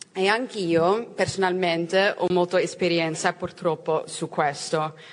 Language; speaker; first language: Italian; non-native, fluent; Dutch